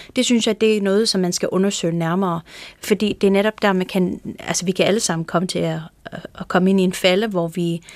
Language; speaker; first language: Danish; non-native, fluent; English